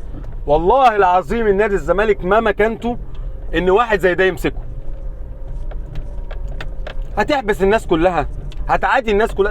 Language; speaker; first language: Arabic; native; Arabic